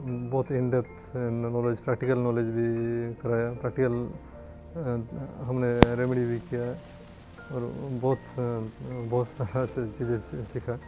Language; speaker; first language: Hindi; non-native, local second language; Odia